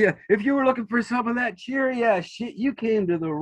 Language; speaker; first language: English; native; English